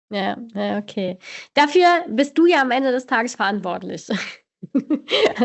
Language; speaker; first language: German; native; German